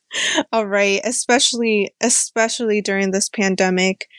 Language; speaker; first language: English; native; English